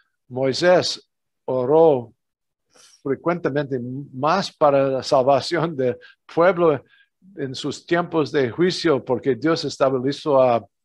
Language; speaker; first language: Spanish; non-native, fluent; English